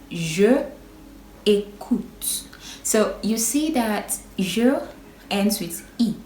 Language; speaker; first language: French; non-native, fluent; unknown